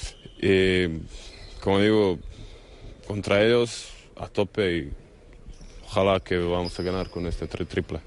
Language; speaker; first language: Spanish; non-native, fluent; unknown